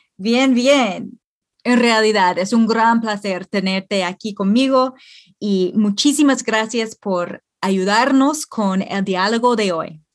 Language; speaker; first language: Spanish; non-native, fluent; English